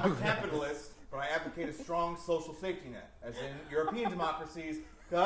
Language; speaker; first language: English; native; English